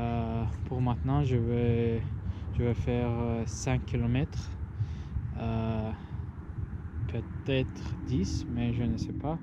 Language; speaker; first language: French; non-native, learner; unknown